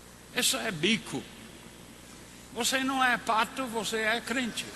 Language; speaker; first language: Portuguese; non-native, fluent; English